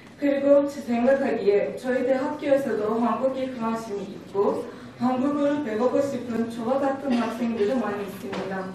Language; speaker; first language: Korean; non-native, learner; Turkish